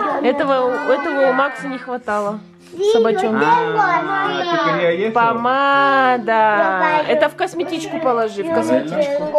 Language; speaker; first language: Russian; native; Russian